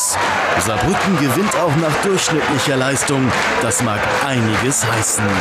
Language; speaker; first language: German; native; German